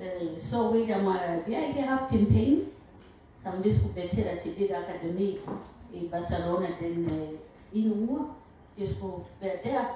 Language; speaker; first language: Danish; non-native, learner; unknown